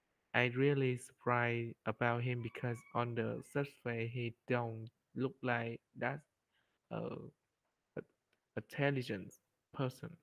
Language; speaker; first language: English; non-native, learner; Vietnamese